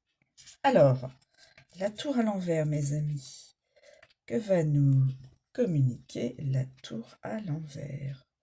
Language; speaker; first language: French; native; French